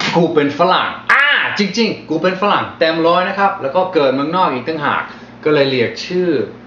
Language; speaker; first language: Thai; non-native, fluent; English